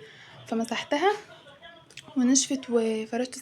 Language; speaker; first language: Arabic; native; Arabic